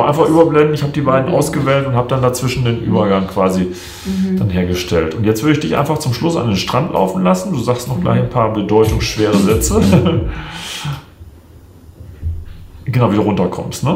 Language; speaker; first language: German; native; German